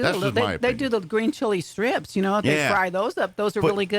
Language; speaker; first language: English; native; English